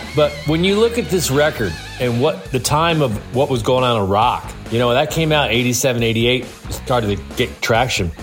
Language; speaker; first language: English; native; English